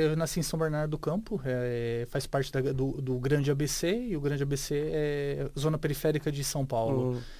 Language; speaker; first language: Portuguese; native; Portuguese